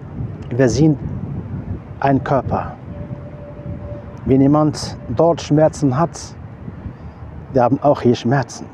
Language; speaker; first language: German; non-native, fluent; Arabic